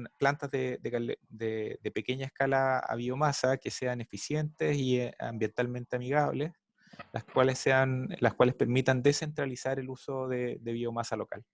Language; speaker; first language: Spanish; native; Spanish